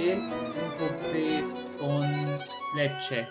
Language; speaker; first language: Spanish; non-native, learner; Chinese